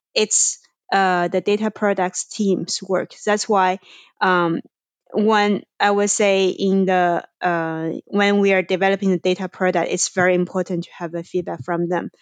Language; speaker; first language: English; non-native, fluent; Chinese